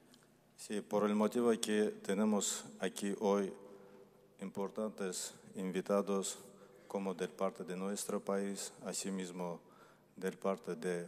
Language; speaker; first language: Spanish; non-native, learner; Azerbaijani